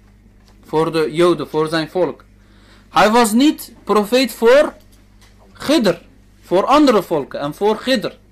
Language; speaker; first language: Dutch; early bilingual, other home language; Turkish